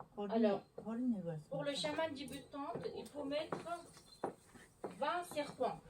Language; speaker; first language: French; non-native, learner; Mongolian